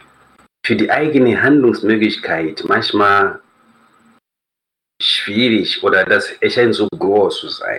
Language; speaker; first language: German; non-native, fluent; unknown